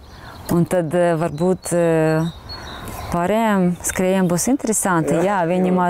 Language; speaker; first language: Latvian; non-native, local second language; Russian